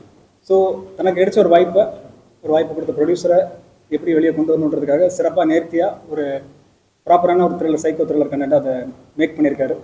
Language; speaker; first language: Tamil; native; Tamil